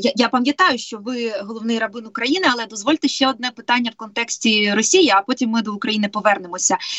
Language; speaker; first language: Ukrainian; native; Ukrainian